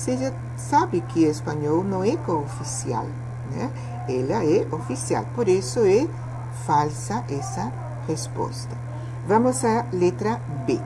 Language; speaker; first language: Portuguese; non-native, fluent; Spanish